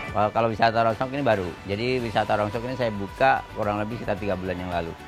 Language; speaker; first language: Indonesian; native; Indonesian